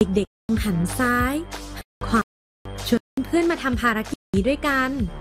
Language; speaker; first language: Thai; native; Thai